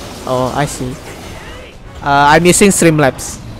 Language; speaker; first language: English; non-native, learner; Indonesian